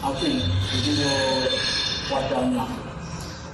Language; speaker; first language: Spanish; non-native, learner; Haitian Creole